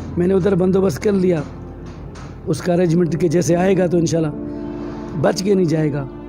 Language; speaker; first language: Urdu; non-native, local second language; Sindhi